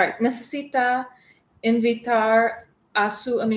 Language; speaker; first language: Spanish; non-native, learner; English